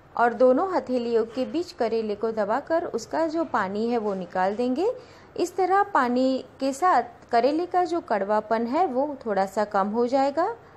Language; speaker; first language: Hindi; non-native, local second language; Gujarati